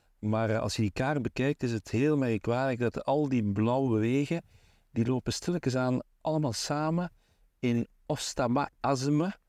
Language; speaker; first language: Dutch; native; Dutch